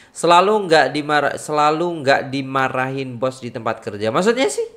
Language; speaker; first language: Malay; non-native, fluent; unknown